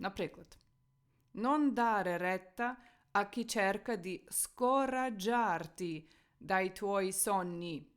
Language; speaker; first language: Italian; non-native, fluent; Ukrainian